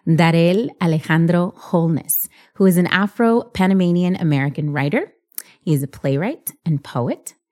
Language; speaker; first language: English; early bilingual, other home language; Spanish